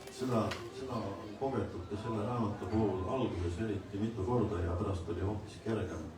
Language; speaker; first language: Estonian; native; Estonian